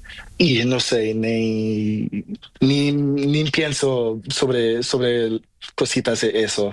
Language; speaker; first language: Spanish; non-native, learner; Portuguese